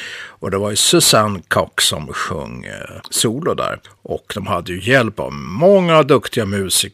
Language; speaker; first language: Swedish; native; Swedish